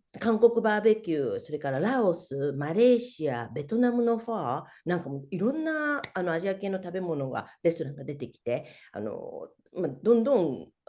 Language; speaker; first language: Japanese; native; Japanese